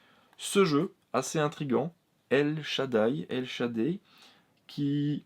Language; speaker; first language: French; native; French